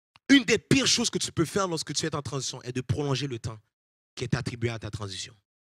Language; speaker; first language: French; native; French